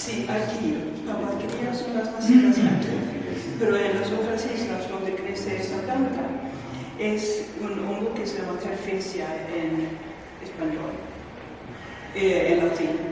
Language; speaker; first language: Spanish; non-native, fluent; Swedish